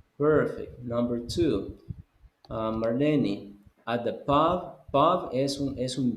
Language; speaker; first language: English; non-native, fluent; Spanish